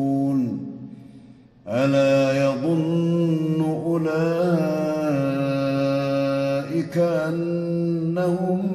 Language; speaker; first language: Arabic; native; Arabic